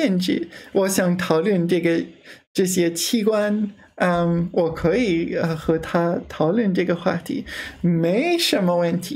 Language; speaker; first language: Chinese; non-native, learner; English